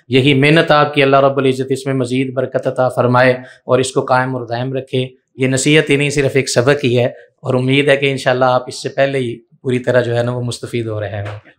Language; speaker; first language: Urdu; non-native, local second language; Punjabi